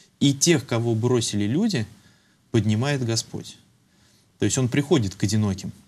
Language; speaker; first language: Russian; native; Russian